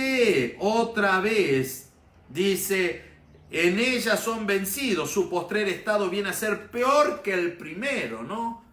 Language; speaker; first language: Spanish; native; Spanish